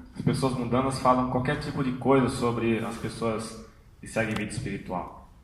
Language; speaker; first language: Portuguese; native; Portuguese